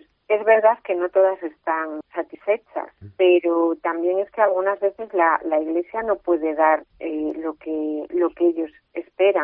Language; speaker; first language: Spanish; native; Spanish